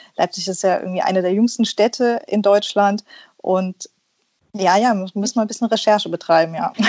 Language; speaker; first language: German; early bilingual, other home language; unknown